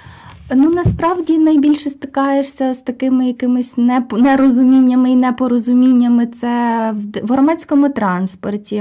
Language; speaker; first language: Ukrainian; native; Ukrainian